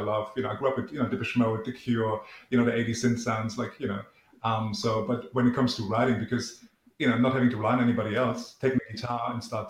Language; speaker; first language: English; non-native, fluent; German